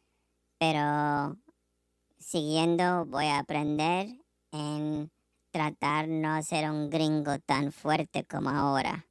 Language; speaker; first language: Spanish; non-native, learner; English